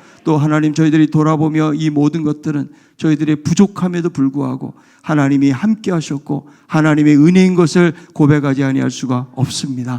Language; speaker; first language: Korean; native; Korean